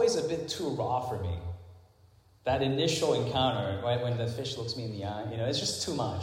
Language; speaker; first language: English; non-native, local second language; Cantonese